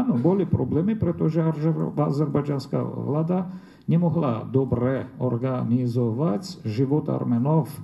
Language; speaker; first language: Slovak; non-native, fluent; Armenian